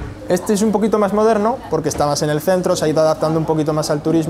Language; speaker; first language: Spanish; native; Spanish